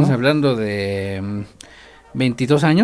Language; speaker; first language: Spanish; native; Spanish